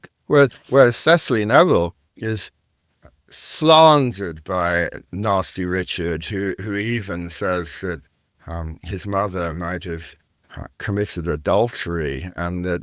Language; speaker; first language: English; native; English